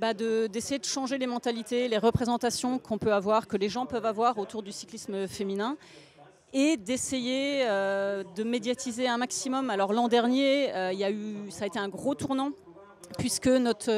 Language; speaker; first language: French; native; French